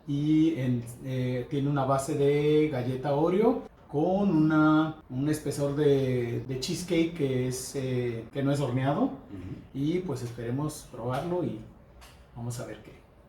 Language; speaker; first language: Spanish; native; Spanish